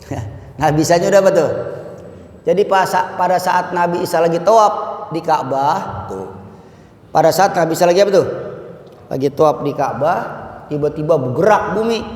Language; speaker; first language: Malay; native; Malay